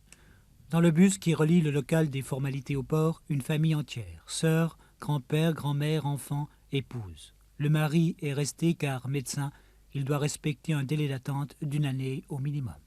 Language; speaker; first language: French; native; French